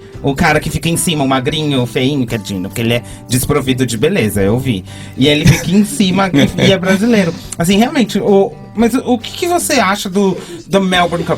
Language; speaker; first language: Portuguese; native; Portuguese